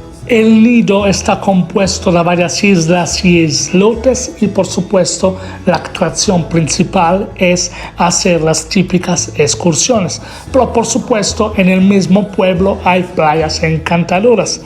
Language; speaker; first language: Spanish; non-native, fluent; Italian